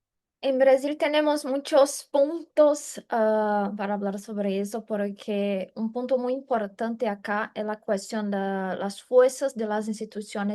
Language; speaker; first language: Spanish; non-native, fluent; Portuguese